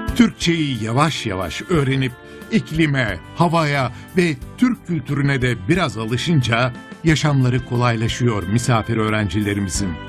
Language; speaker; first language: Turkish; native; Turkish